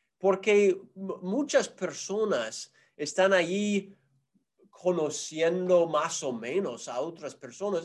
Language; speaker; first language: Spanish; non-native, fluent; English